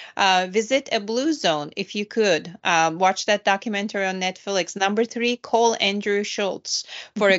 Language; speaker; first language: English; non-native, fluent; Turkish